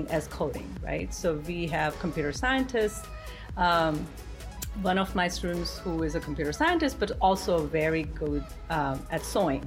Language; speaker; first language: English; non-native, local second language; Gujarati